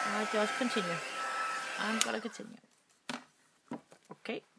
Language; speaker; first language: English; non-native, learner; Danish